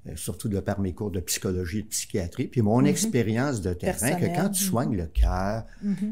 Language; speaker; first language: French; native; French